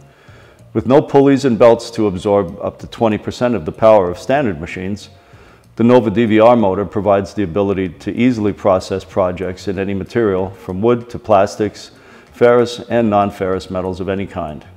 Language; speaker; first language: English; native; English